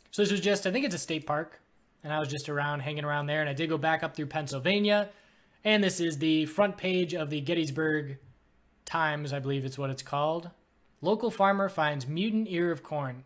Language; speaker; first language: English; native; English